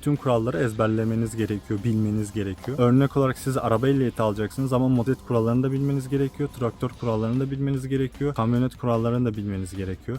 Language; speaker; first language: Turkish; native; Turkish